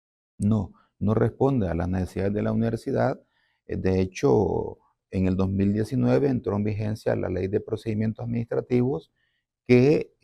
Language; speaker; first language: Spanish; native; Spanish